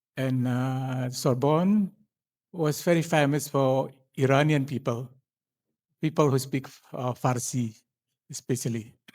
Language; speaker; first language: English; non-native, fluent; Indonesian